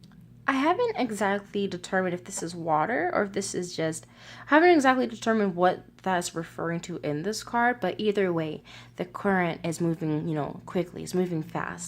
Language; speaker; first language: English; native; English